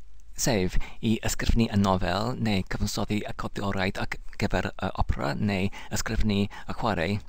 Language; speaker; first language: Welsh; non-native, learner; English